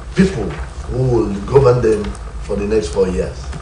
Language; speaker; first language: English; non-native, local second language; Yoruba